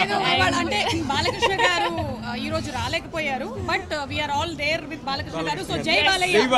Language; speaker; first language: Telugu; native; Telugu